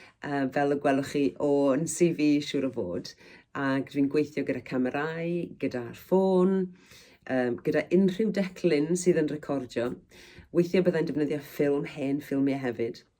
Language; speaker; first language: Welsh; native; Welsh